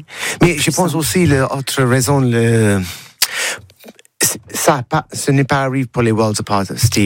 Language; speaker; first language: French; non-native, learner; English